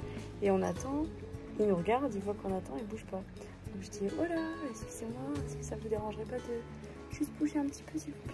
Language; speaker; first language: French; native; French